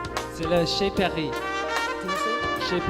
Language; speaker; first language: French; non-native, learner; English